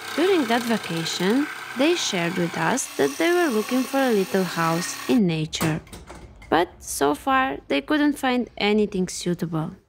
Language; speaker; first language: English; non-native, fluent; Romanian